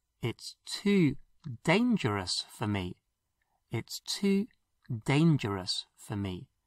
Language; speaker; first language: English; non-native, fluent; Spanish